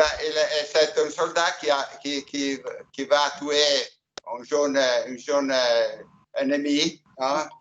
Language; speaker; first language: French; non-native, fluent; Italian